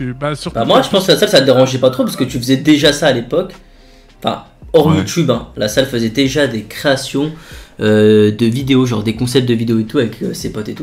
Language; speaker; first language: French; native; French